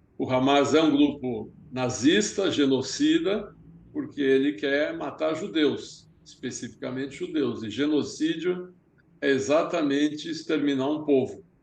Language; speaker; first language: Portuguese; early bilingual, other home language; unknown